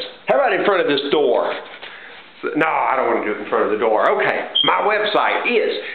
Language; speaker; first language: English; native; English